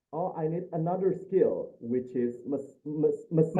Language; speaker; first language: English; non-native, fluent; Indonesian